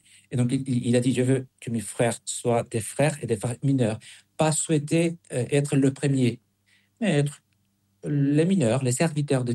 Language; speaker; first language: French; non-native, fluent; Spanish